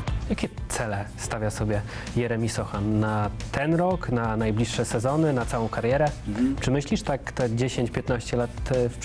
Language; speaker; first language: Polish; native; Polish